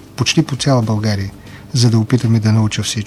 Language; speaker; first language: Bulgarian; native; Bulgarian